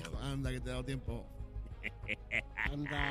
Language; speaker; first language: Spanish; native; Spanish